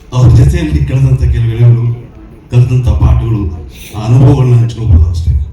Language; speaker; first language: Kannada; native; Kannada